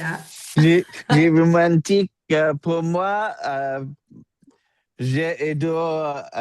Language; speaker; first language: French; non-native, learner; English